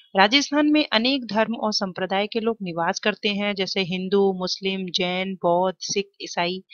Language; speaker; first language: Hindi; native; Hindi